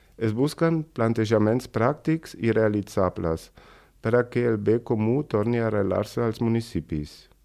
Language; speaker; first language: Catalan; native; Catalan